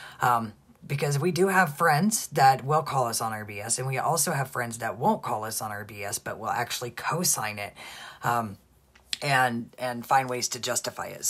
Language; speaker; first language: English; native; English